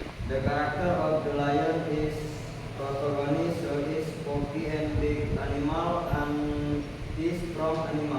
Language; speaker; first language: English; non-native, learner; Indonesian